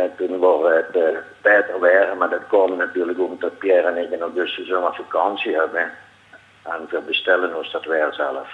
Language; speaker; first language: Dutch; native; Dutch